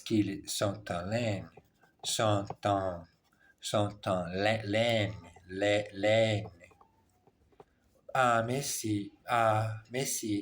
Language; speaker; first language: French; non-native, learner; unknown